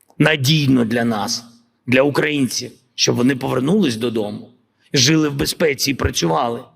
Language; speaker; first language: Ukrainian; non-native, local second language; Russian